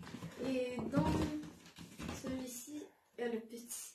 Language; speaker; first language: French; non-native, local second language; Arabic